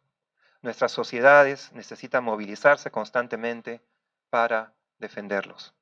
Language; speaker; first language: Spanish; native; Spanish